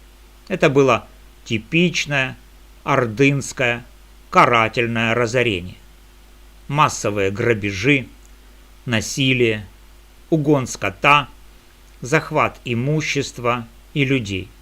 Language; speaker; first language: Russian; native; Russian